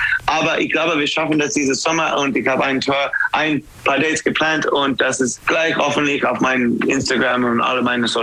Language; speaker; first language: German; non-native, learner; English